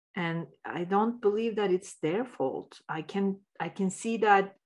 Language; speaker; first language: English; non-native, fluent; Turkish